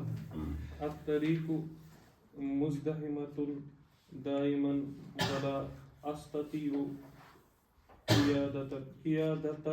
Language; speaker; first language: Arabic; non-native, learner; Urdu